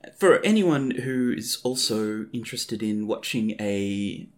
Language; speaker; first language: English; native; English